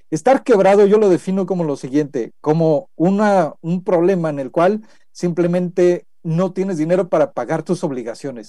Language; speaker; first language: Spanish; native; Spanish